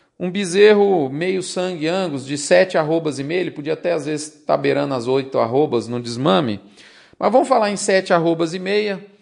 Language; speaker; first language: Portuguese; native; Portuguese